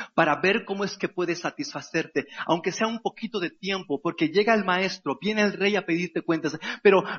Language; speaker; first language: Spanish; native; Spanish